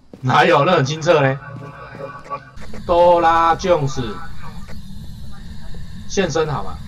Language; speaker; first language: Chinese; native; Chinese